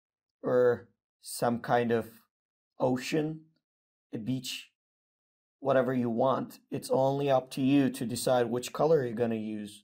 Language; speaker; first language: English; non-native, fluent; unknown